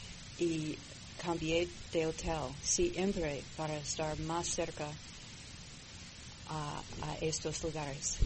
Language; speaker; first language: Spanish; non-native, fluent; English